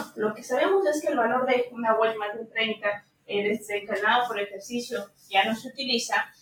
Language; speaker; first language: Spanish; native; Spanish